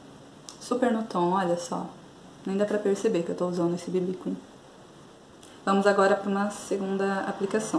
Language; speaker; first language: Portuguese; native; Portuguese